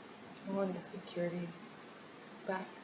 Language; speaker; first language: English; native; English